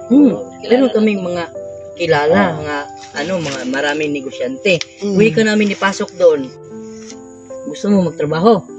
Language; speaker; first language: Filipino; non-native, local second language; Cebuano